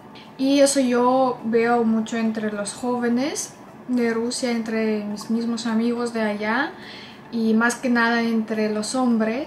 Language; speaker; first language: Spanish; non-native, fluent; Russian